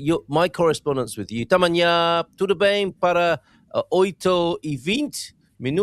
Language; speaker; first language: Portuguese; non-native, learner; English